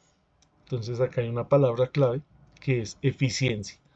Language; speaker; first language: Spanish; native; Spanish